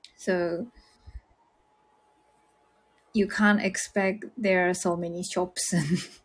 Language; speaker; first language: English; non-native, fluent; Japanese